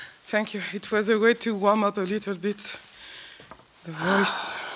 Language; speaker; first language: English; non-native, learner; French